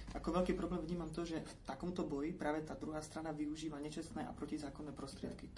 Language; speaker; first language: Slovak; native; Slovak